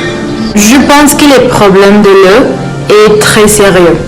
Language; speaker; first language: French; non-native, learner; Spanish